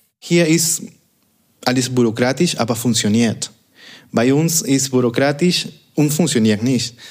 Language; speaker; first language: German; non-native, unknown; Spanish